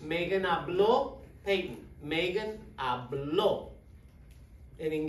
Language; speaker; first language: Spanish; non-native, fluent; English